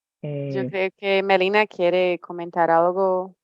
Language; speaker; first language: Spanish; non-native, fluent; Portuguese